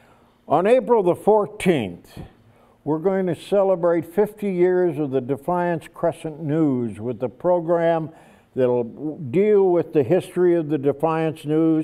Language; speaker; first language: English; native; English